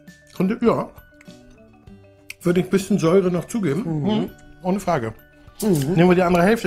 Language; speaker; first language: German; native; German